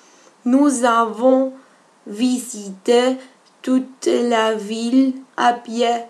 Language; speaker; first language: French; non-native, learner; Spanish